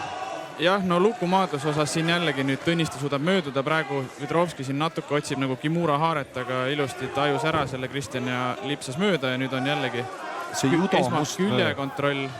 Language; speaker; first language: Estonian; native; Estonian